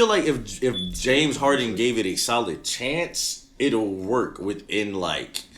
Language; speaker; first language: English; native; English